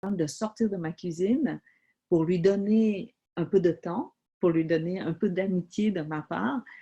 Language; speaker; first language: French; early bilingual, other home language; Vietnamese